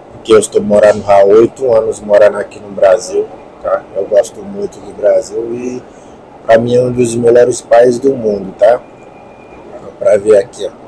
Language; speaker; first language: Portuguese; non-native, learner; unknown